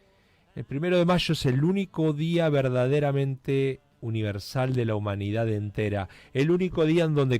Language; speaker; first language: Spanish; native; Spanish